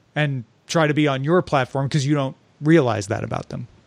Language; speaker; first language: English; native; English